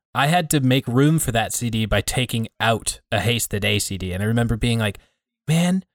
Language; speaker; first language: English; native; English